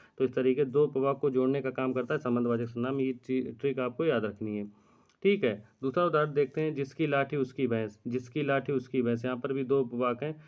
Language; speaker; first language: Hindi; native; Hindi